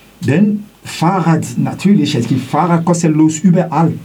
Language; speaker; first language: German; non-native, learner; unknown